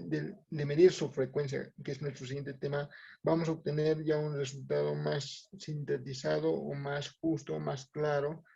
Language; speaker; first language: Spanish; native; Spanish